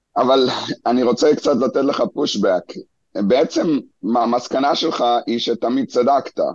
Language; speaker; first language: Hebrew; native; Hebrew